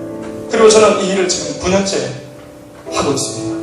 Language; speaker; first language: Korean; native; Korean